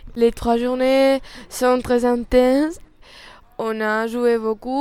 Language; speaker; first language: French; non-native, fluent; Spanish